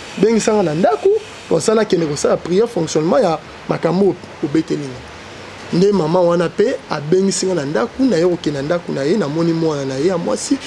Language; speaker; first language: Lingala; native; Lingala